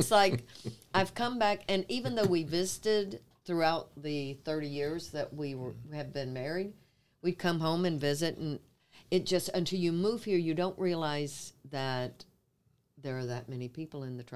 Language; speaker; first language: English; native; English